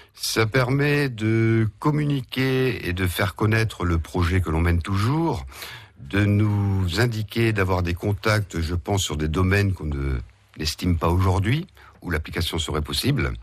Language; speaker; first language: French; native; French